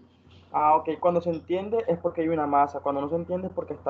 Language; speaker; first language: Spanish; native; Spanish